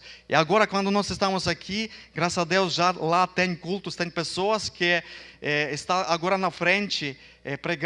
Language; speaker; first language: Portuguese; non-native, fluent; Ukrainian